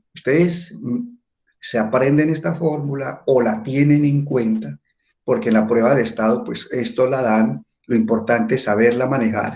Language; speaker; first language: Spanish; native; Spanish